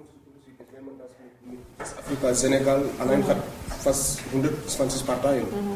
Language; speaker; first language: German; non-native, learner; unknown